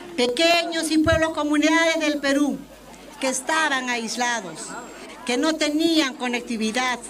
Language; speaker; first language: Spanish; native; Spanish